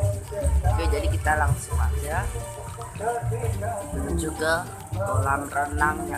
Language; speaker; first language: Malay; non-native, local second language; Javanese